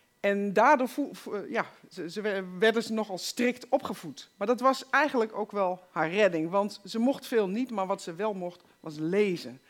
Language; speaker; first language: Dutch; native; Dutch